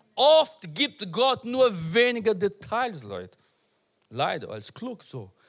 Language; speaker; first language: German; non-native, learner; Portuguese